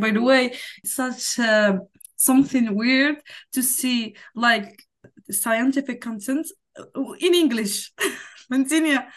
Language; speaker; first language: English; non-native, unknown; Arabic